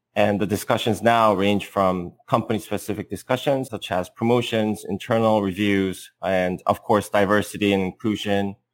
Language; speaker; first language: English; non-native, fluent; Korean